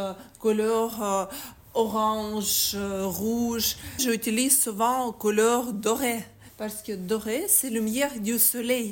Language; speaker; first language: French; non-native, learner; Ukrainian